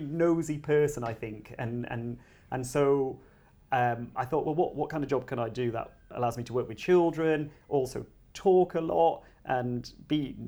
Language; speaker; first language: English; native; English